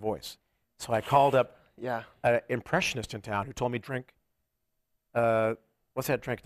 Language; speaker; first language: English; native; English